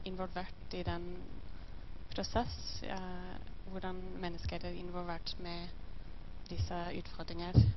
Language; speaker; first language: Norwegian; non-native, learner; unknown